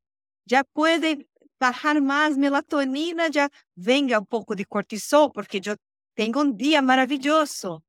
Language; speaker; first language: Spanish; non-native, learner; Portuguese